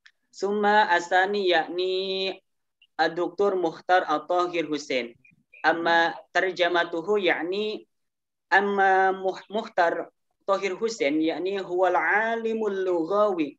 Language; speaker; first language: Arabic; non-native, learner; Indonesian